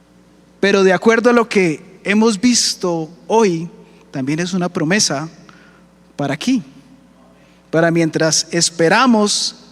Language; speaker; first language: Spanish; native; Spanish